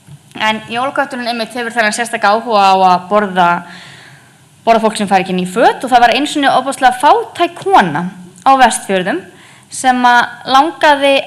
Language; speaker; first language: Icelandic; native; Icelandic